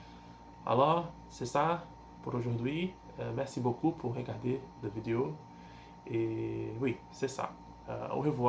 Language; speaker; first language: French; non-native, learner; Portuguese